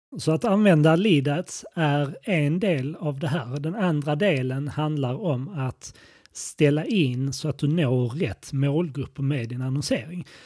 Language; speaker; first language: Swedish; native; Swedish